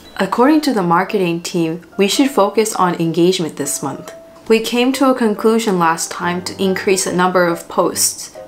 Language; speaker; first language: English; early bilingual, other home language; Japanese